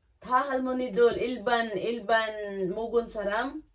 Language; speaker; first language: Korean; non-native, learner; Filipino